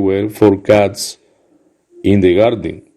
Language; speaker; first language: English; non-native, fluent; Spanish